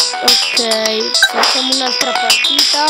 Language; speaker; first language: Italian; early bilingual, other home language; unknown